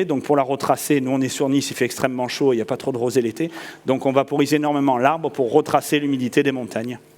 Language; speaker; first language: French; native; French